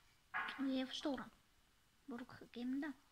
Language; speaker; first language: Danish; early bilingual, other home language; Arabic